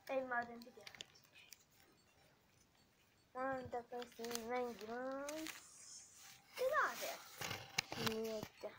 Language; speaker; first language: Finnish; non-native, learner; Estonian